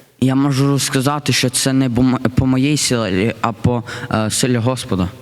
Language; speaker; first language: Ukrainian; early bilingual, heritage; Ukrainian